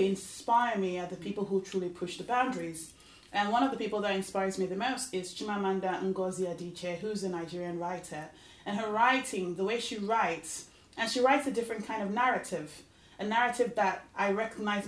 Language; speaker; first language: English; non-native, local second language; Yoruba